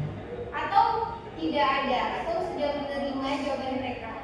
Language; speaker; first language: Indonesian; native; Indonesian